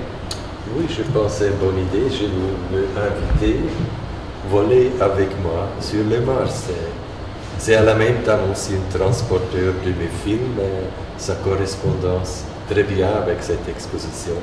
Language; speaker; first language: French; non-native, learner; German